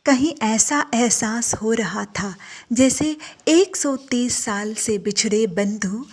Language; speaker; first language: Hindi; non-native, local second language; Malayalam